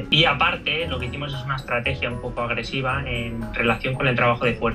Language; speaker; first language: Spanish; native; Spanish